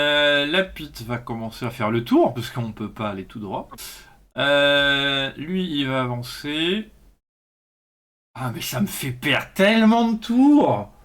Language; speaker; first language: French; native; French